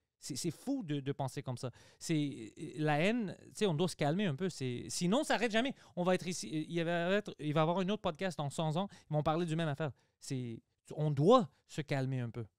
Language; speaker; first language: French; early bilingual, other home language; Greek